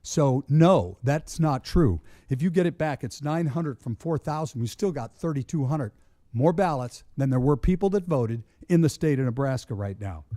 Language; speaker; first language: English; native; English